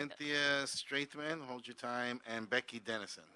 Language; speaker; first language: English; native; English